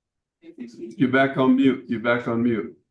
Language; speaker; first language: English; native; English